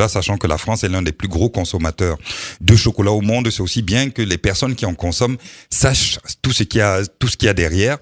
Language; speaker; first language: French; native; French